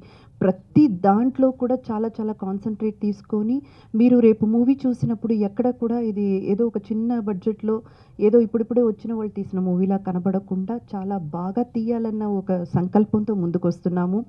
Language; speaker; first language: Telugu; native; Telugu